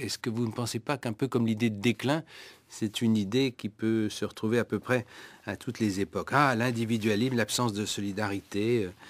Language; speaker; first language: French; native; French